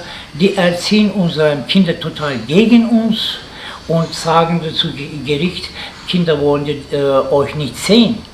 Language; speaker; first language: German; non-native, learner; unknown